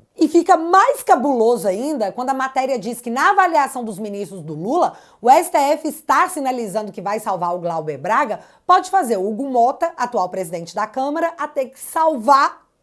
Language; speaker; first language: Portuguese; native; Portuguese